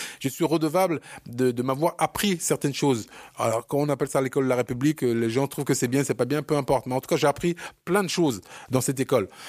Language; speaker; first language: French; early bilingual, other home language; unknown